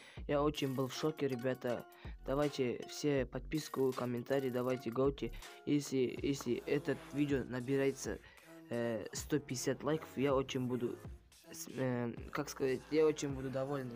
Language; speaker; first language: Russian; non-native, local second language; Kazakh